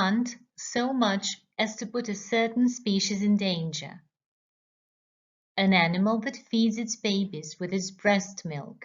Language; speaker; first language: English; non-native, fluent; Croatian